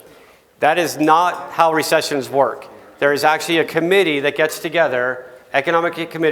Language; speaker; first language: English; native; English